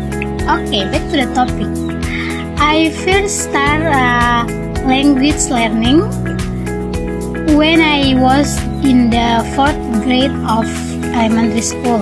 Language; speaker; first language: English; non-native, learner; Indonesian